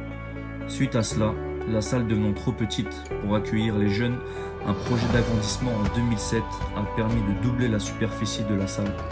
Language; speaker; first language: French; native; French